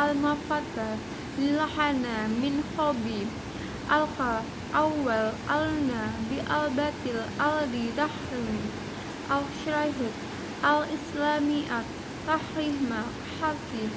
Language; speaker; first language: Arabic; non-native, learner; Indonesian